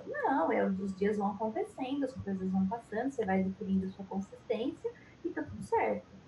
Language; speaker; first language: Portuguese; native; Portuguese